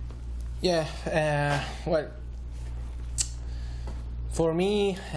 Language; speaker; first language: English; non-native, learner; Italian